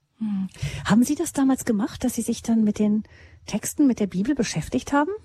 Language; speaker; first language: German; native; German